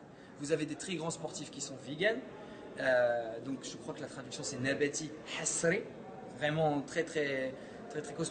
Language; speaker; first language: French; early bilingual, heritage; French